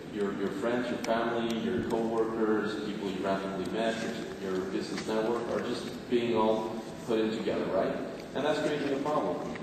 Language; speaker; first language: English; non-native, fluent; Spanish